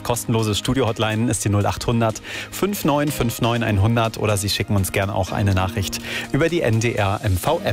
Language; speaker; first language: German; native; German